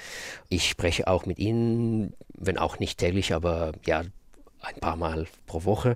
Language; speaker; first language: German; non-native, fluent; Russian